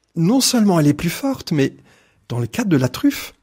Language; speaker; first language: French; native; French